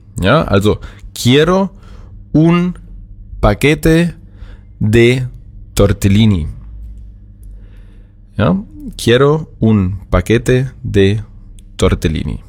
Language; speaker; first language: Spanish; non-native, fluent; German